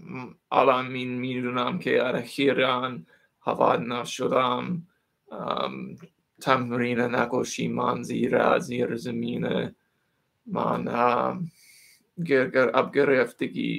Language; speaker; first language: Persian; non-native, learner; English